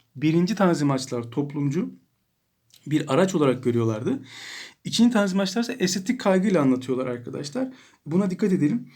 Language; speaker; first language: Turkish; native; Turkish